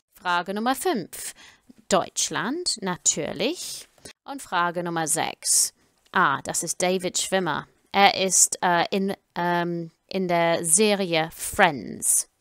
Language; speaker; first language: German; non-native, fluent; English